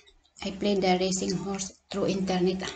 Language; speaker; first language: English; non-native, local second language; Cebuano